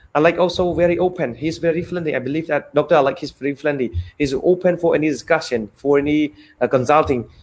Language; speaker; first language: English; non-native, fluent; Khmer